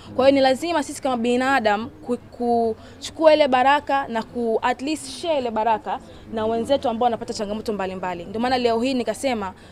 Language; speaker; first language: Swahili; native; Swahili